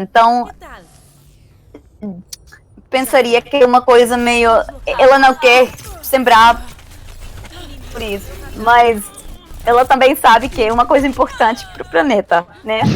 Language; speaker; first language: Portuguese; non-native, learner; Spanish